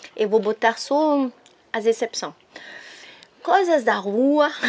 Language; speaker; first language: Portuguese; non-native, fluent; French